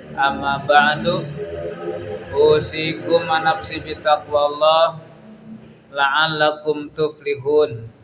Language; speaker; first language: Indonesian; non-native, local second language; Sundanese